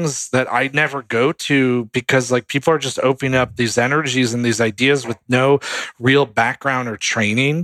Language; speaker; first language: English; native; English